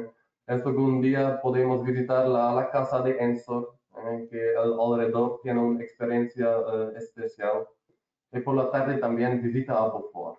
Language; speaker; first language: Spanish; non-native, learner; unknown